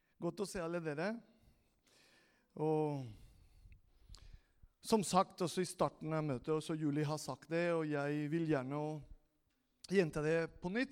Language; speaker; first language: Norwegian; non-native, fluent; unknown